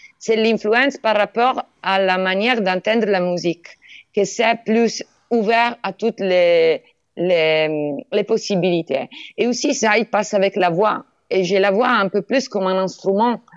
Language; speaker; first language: French; non-native, learner; Italian